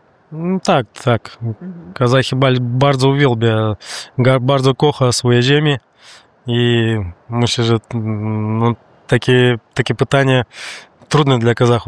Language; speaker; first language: Polish; non-native, learner; Russian